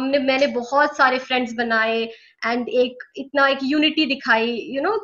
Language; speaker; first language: Hindi; native; Hindi